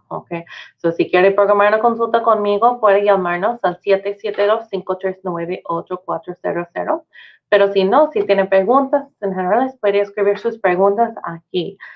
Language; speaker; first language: Spanish; non-native, fluent; English